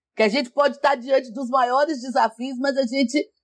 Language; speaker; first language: Portuguese; native; Portuguese